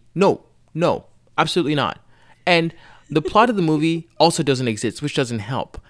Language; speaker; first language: English; non-native, local second language; Yoruba